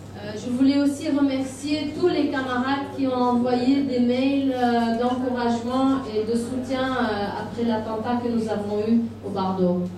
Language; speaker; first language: French; non-native, local second language; Arabic